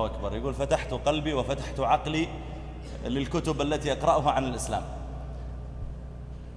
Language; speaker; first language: Arabic; native; Arabic